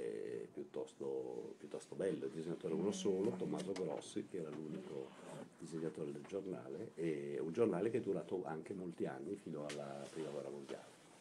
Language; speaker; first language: Italian; native; Italian